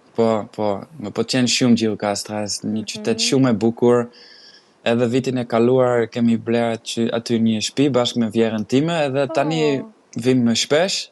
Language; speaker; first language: Albanian; non-native, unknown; Dutch